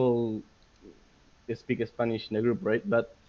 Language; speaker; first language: English; non-native, learner; Spanish